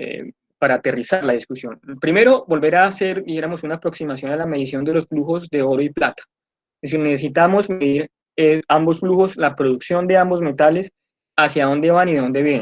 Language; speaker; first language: Spanish; native; Spanish